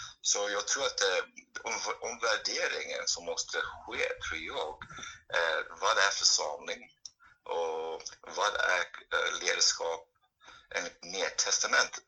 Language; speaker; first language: Swedish; non-native, fluent; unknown